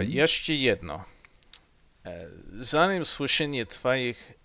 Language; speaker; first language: Polish; non-native, learner; English